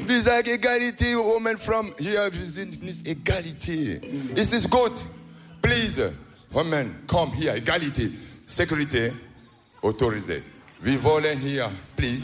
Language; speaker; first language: English; non-native, learner; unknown